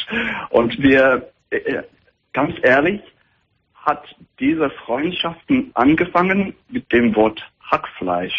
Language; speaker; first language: German; non-native, fluent; English